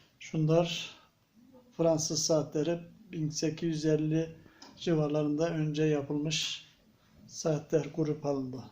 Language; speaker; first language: Turkish; native; Turkish